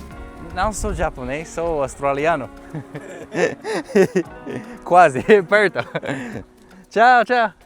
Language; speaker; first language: Portuguese; non-native, learner; English